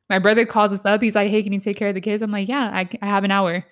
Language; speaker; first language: English; early bilingual, other home language; Spanish